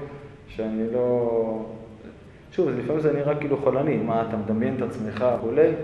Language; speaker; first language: Hebrew; native; Hebrew